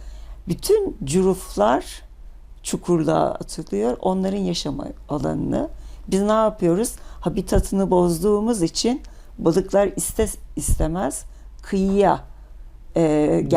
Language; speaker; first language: Turkish; native; Turkish